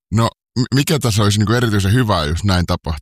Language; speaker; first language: Finnish; native; Finnish